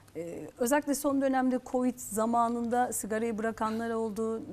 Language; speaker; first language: Turkish; native; Turkish